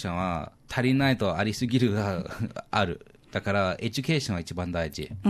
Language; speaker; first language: Japanese; non-native, learner; English